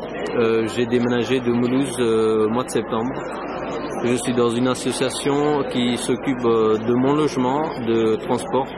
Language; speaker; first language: French; non-native, fluent; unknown